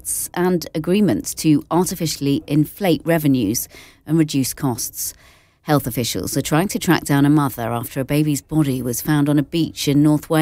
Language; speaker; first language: English; native; English